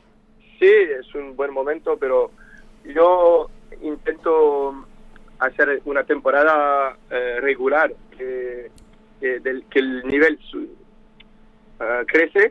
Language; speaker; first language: Spanish; non-native, fluent; French